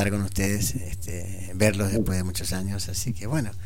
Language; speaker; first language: Spanish; native; Spanish